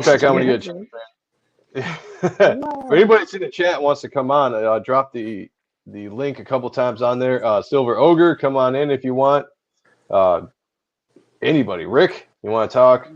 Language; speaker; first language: English; native; English